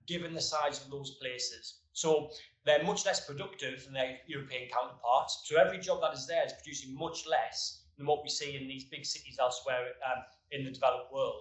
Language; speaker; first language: English; native; English